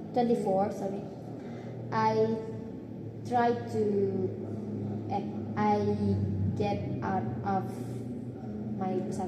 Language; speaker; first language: English; non-native, learner; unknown